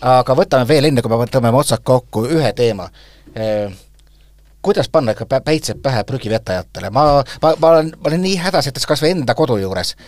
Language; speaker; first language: Estonian; native; Estonian